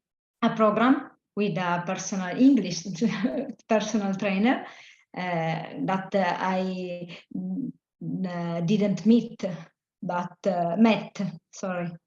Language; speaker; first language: English; non-native, learner; Italian